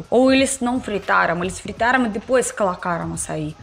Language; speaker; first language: Portuguese; non-native, learner; Russian